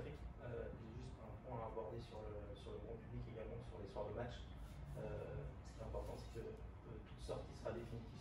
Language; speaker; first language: French; native; French